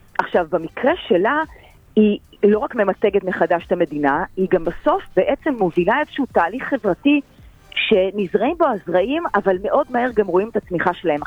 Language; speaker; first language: Hebrew; native; Hebrew